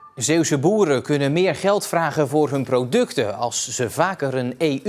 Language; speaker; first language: Dutch; native; Dutch